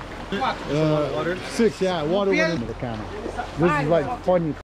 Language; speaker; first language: English; non-native, local second language; French